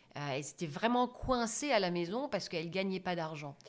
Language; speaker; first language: French; non-native, fluent; German